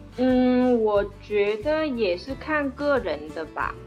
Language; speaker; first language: Chinese; non-native, fluent; Vietnamese